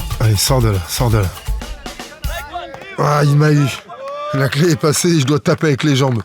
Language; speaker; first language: French; native; French